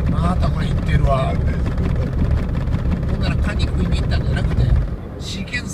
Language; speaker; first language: Japanese; native; Japanese